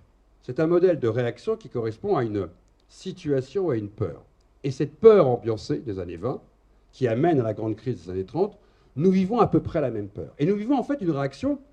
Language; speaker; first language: French; native; French